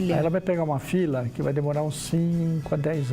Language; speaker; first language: Portuguese; native; Portuguese